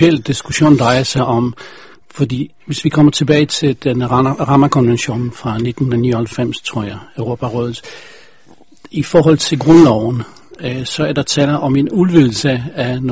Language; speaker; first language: Danish; non-native, fluent; Polish